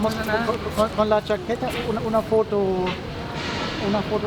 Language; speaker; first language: Spanish; non-native, learner; German